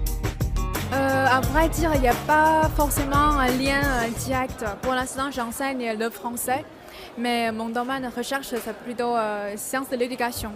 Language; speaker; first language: French; non-native, fluent; Chinese